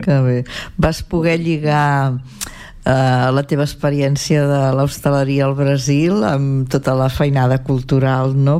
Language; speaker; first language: Catalan; native; Catalan